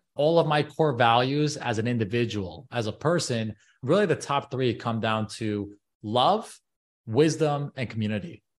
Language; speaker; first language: English; native; English